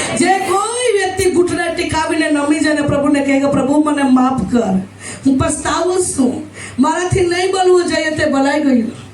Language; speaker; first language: Gujarati; non-native, local second language; Gamit